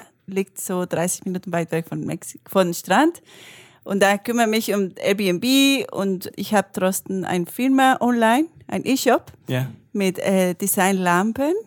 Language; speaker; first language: German; non-native, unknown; Spanish